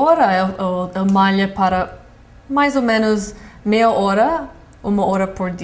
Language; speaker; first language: Portuguese; early bilingual, heritage; Portuguese